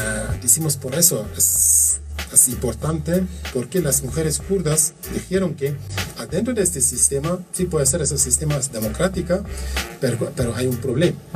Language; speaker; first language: Spanish; non-native, learner; Kurdish